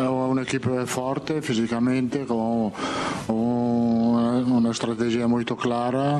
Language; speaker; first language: Portuguese; non-native, fluent; Italian